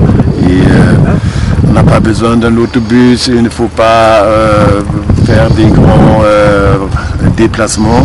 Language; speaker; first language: French; non-native, fluent; German